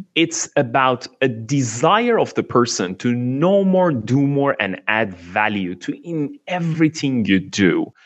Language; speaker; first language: English; non-native, fluent; Persian